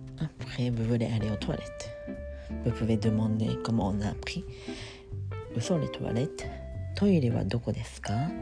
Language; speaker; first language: French; non-native, fluent; Japanese